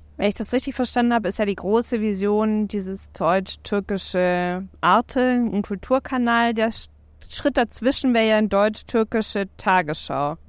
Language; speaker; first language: German; native; German